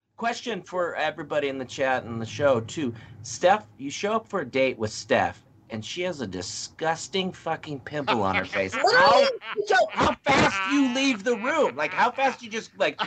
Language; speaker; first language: English; native; English